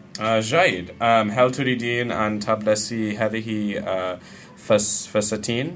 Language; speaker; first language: Arabic; non-native, learner; English